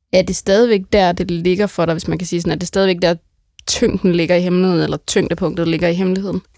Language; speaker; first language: Danish; native; Danish